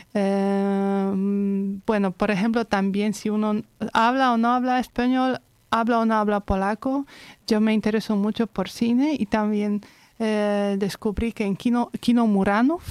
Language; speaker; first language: Spanish; non-native, fluent; Polish